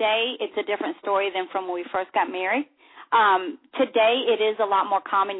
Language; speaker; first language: English; native; English